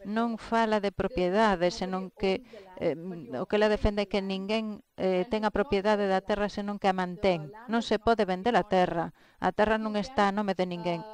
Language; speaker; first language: Galician; non-native, fluent; Filipino